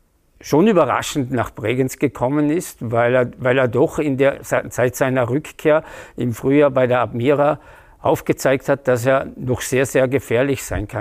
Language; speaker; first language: German; native; German